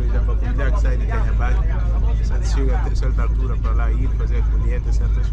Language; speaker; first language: Portuguese; non-native, local second language; Upper Guinea Crioulo